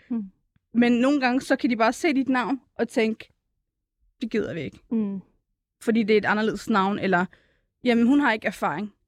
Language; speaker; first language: Danish; early bilingual, other home language; Turkish